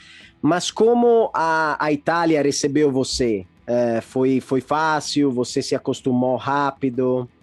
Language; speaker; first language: Portuguese; non-native, fluent; Italian